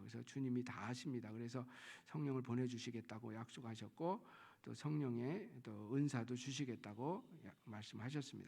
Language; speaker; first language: Korean; native; Korean